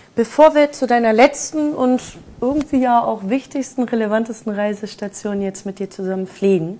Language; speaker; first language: German; native; German